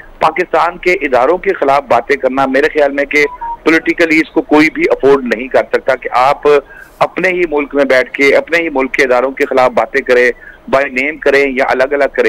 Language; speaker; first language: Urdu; non-native, local second language; Punjabi